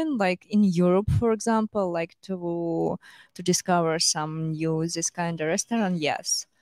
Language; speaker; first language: English; non-native, fluent; Russian